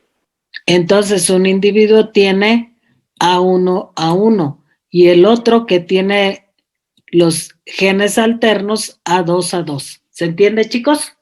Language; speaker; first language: Spanish; native; Spanish